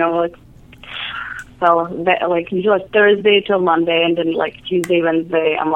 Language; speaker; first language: English; non-native, fluent; Czech